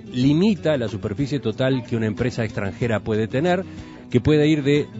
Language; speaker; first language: Spanish; native; Spanish